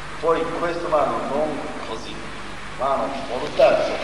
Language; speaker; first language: Italian; non-native, learner; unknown